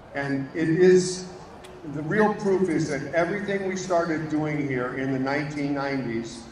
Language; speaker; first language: English; native; English